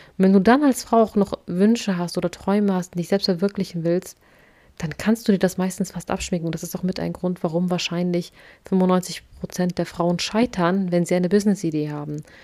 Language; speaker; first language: German; early bilingual, other home language; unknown